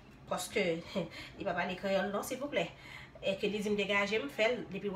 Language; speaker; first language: French; non-native, local second language; Haitian Creole